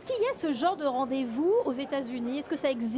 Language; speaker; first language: French; native; French